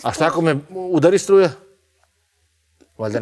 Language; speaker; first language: Serbian; native; Serbian